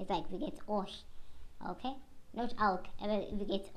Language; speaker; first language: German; non-native, learner; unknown